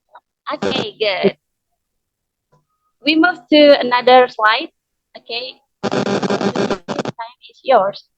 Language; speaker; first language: English; non-native, learner; Indonesian